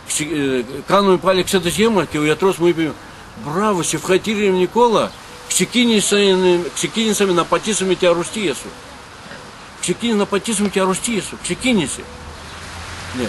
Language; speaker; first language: Greek; non-native, learner; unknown